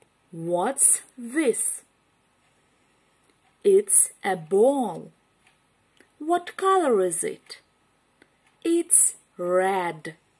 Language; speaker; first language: English; non-native, fluent; Ukrainian